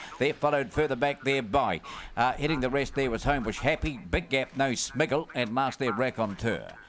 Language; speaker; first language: English; native; English